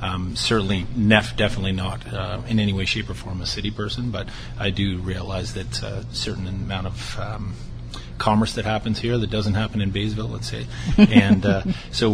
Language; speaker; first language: English; native; English